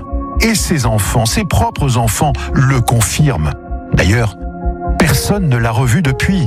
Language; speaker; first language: French; native; French